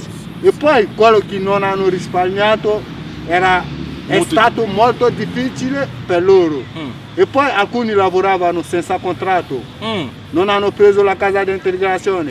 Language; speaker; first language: Italian; non-native, fluent; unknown